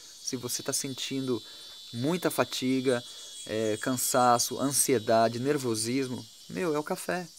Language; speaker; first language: Portuguese; native; Portuguese